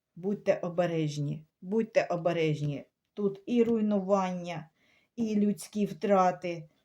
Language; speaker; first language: Ukrainian; native; Ukrainian